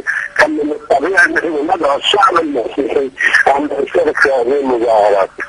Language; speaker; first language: Arabic; native; Arabic